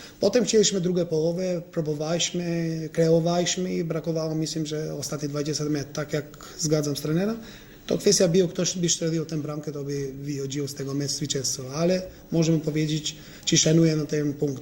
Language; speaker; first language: Polish; non-native, fluent; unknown